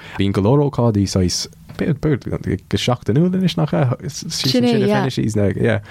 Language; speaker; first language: Irish; non-native, local second language; English